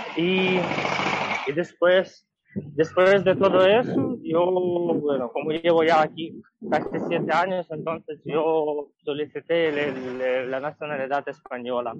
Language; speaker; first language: Spanish; non-native, fluent; Ukrainian